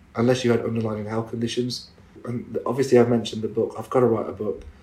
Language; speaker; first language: English; native; English